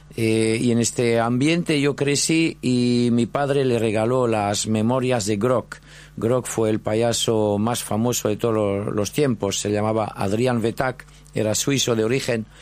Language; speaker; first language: Spanish; non-native, fluent; French